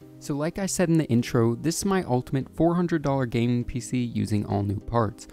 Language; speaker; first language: English; native; English